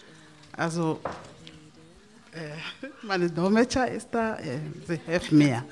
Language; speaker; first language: German; non-native, learner; French